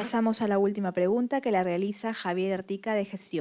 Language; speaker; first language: Spanish; native; Spanish